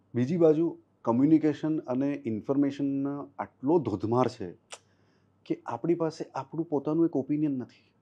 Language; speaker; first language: Gujarati; non-native, local second language; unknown